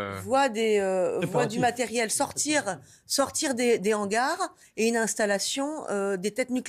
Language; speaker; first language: French; native; French